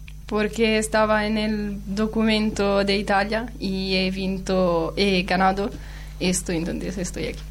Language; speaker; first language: Spanish; non-native, learner; Italian